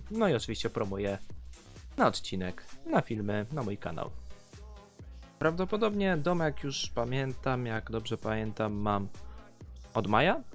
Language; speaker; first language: Polish; native; Polish